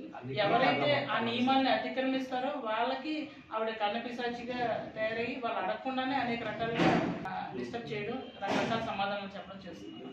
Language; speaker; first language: Telugu; native; Telugu